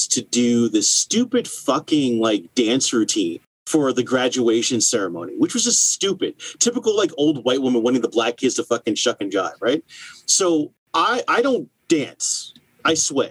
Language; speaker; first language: English; native; English